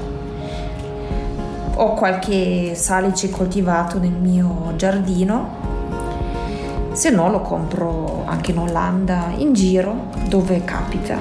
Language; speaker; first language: Italian; non-native, fluent; German